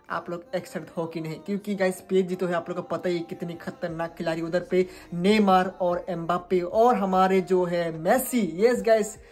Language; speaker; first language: Hindi; non-native, local second language; Assamese